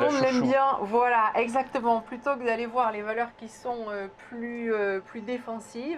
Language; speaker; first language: French; native; French